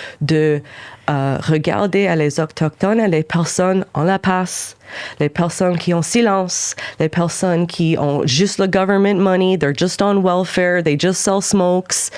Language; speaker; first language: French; non-native, local second language; English